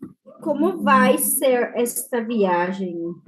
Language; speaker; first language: Portuguese; non-native, fluent; English